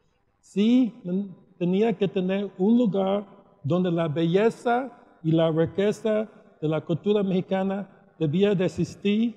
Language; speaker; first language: Spanish; early bilingual, heritage; Spanish